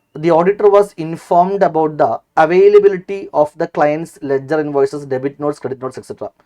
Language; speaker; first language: English; non-native, local second language; Malayalam